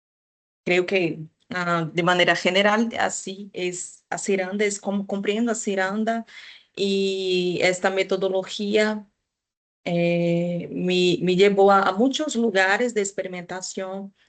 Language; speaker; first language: Spanish; non-native, fluent; Portuguese